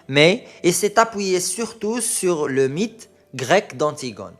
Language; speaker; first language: French; non-native, local second language; Arabic